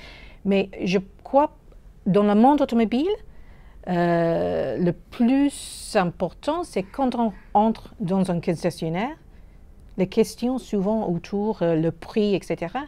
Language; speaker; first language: French; non-native, fluent; English